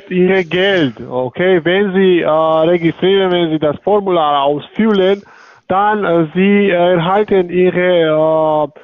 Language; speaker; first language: German; non-native, learner; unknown